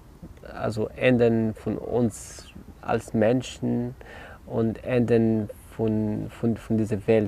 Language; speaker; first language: German; non-native, learner; Kurdish